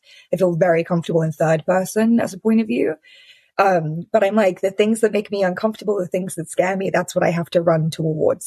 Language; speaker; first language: English; native; English